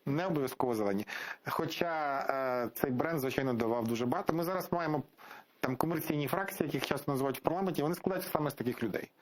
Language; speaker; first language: Ukrainian; native; Ukrainian